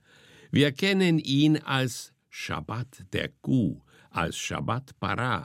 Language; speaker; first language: German; native; German